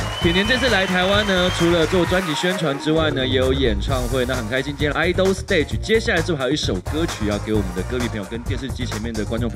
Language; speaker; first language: Chinese; native; Chinese